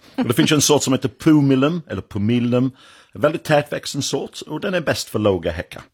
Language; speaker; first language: Swedish; non-native, fluent; English